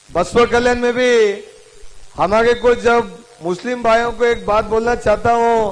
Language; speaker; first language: Hindi; non-native, local second language; Kannada